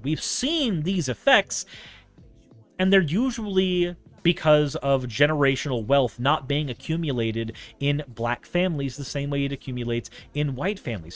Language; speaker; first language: English; native; English